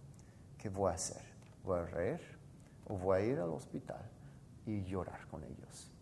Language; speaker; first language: Spanish; non-native, fluent; English